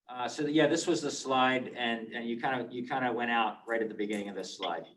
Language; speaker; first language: English; native; English